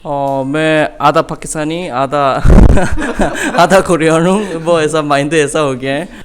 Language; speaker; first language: Hindi; non-native, learner; Korean